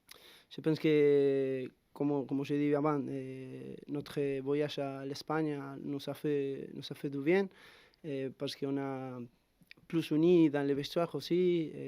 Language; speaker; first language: French; non-native, fluent; Spanish